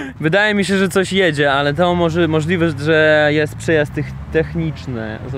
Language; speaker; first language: Polish; non-native, fluent; Russian